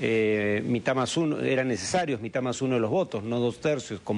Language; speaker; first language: Spanish; native; Spanish